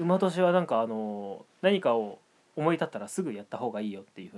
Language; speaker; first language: Japanese; native; Japanese